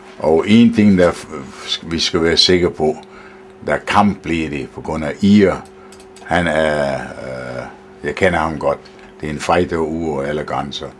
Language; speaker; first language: Danish; non-native, fluent; English